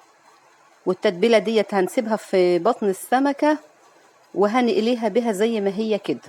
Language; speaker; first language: Arabic; native; Arabic